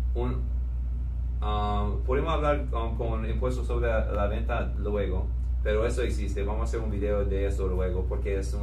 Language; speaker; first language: Spanish; non-native, fluent; English